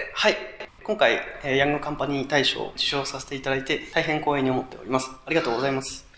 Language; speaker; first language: Japanese; native; Japanese